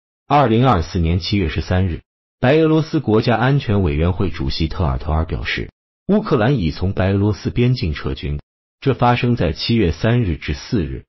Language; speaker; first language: Chinese; native; Chinese